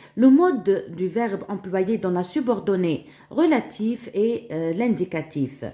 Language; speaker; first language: French; non-native, local second language; Arabic